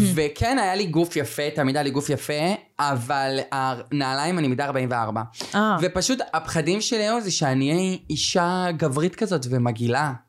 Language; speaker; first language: Hebrew; native; Hebrew